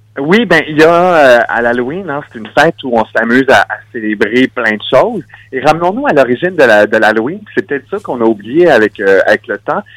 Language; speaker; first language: French; native; French